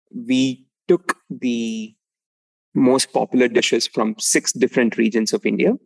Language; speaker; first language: English; non-native, local second language; Tamil